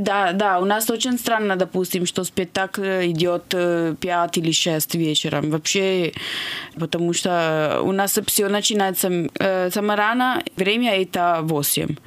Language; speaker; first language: Russian; non-native, fluent; Italian